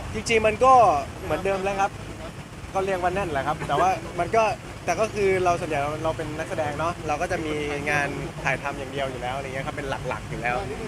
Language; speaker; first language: Thai; native; Thai